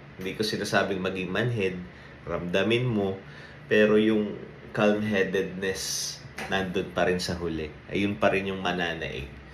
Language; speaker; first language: Filipino; native; Filipino